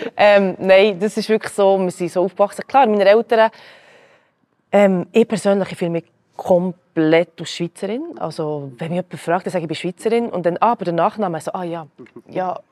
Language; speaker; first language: German; early bilingual, other home language; Croatian